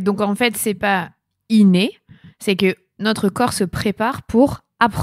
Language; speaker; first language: French; native; French